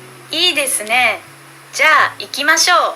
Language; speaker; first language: Japanese; non-native, learner; Indonesian